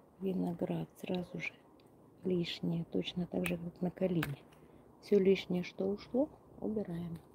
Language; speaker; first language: Russian; non-native, local second language; Ukrainian